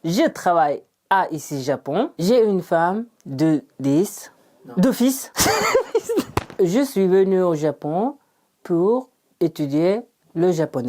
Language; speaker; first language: French; non-native, learner; Uzbek